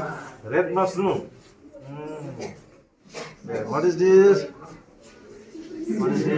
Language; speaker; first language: English; non-native, local second language; Bodo